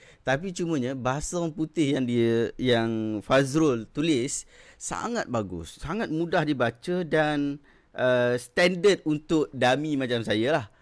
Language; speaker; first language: Malay; native; Malay